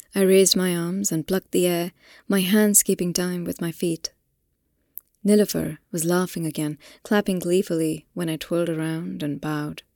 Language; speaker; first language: English; non-native, local second language; Hindi